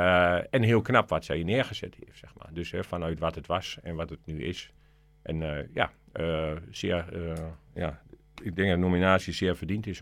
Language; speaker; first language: Dutch; native; Dutch